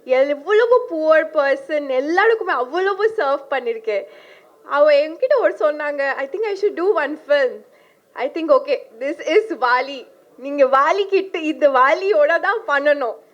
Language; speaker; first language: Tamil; non-native, learner; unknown